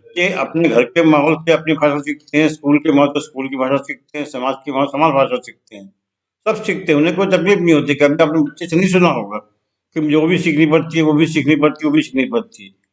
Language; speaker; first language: Hindi; non-native, local second language; Telugu